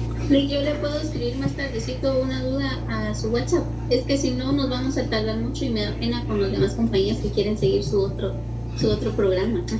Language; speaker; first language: Spanish; native; Spanish